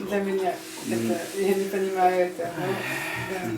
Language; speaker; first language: Russian; non-native, fluent; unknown